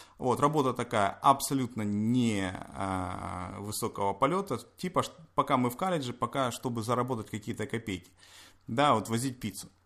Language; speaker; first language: Russian; native; Russian